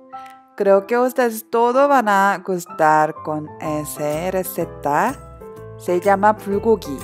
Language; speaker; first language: Spanish; non-native, learner; Korean